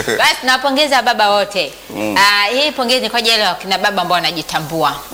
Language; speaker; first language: Swahili; native; Swahili